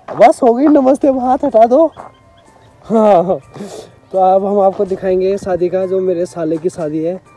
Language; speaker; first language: Hindi; native; Hindi